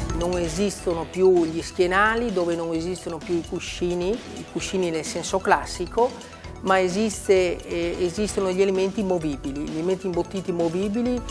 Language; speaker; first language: Italian; native; Italian